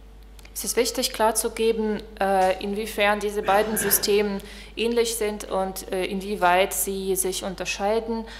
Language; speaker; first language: German; non-native, fluent; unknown